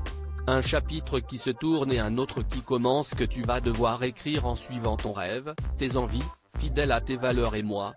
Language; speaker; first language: French; native; French